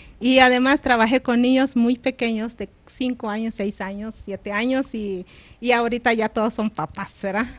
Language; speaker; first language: Spanish; non-native, local second language; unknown